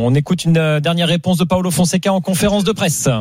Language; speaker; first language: French; native; French